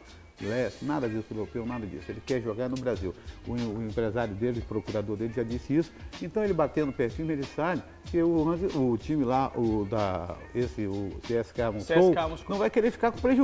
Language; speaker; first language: Portuguese; native; Portuguese